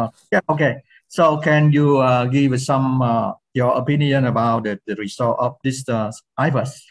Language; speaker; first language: English; non-native, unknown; Vietnamese